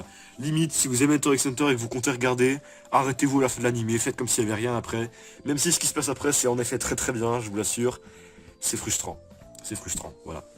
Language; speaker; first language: French; native; French